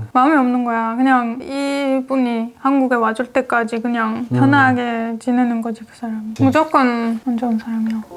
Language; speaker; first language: Korean; non-native, fluent; Turkish